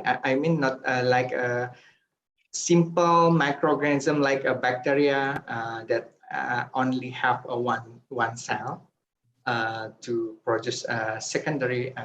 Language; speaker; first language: English; non-native, fluent; Indonesian